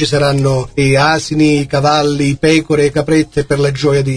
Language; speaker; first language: Italian; native; Italian